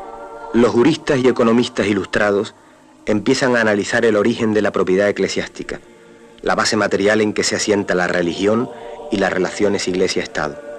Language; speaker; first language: Spanish; native; Spanish